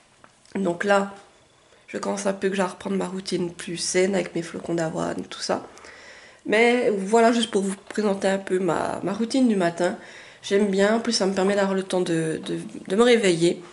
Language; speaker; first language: French; native; French